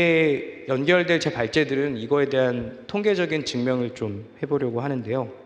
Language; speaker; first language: Korean; native; Korean